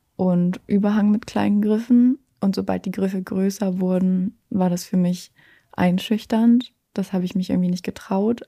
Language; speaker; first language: German; native; German